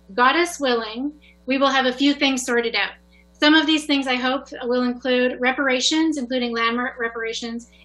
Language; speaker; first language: English; native; English